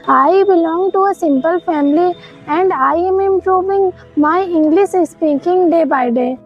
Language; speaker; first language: English; non-native, learner; Hindi